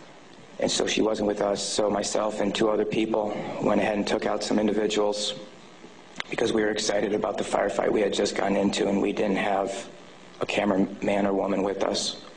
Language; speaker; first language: English; native; English